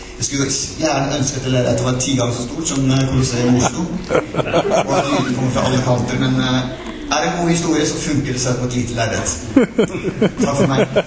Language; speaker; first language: Norwegian; non-native, local second language; Northern Sami